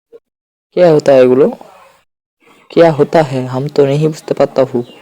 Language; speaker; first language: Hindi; non-native, learner; Bangla